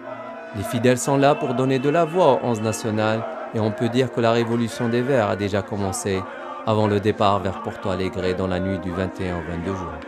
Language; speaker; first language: French; non-native, local second language; Arabic